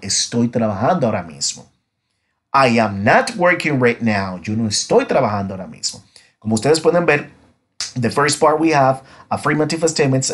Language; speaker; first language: Spanish; native; Spanish